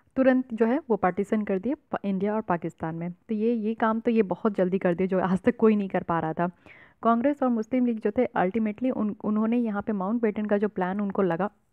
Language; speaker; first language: Hindi; native; Hindi